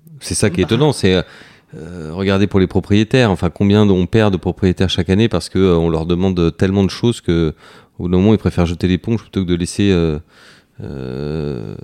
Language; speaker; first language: French; native; French